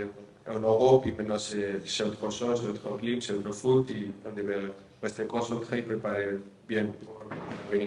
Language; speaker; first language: French; non-native, fluent; Spanish